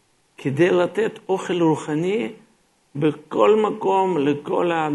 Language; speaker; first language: Hebrew; non-native, fluent; Russian